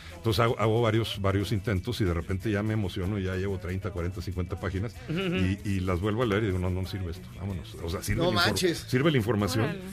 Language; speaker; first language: Spanish; native; Spanish